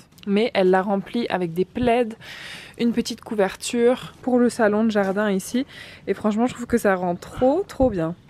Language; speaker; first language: French; native; French